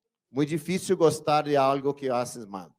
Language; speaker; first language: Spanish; non-native, learner; Portuguese